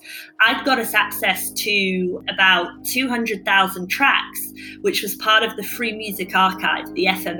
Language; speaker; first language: English; native; English